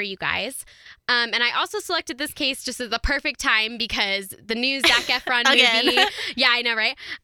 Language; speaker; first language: English; native; English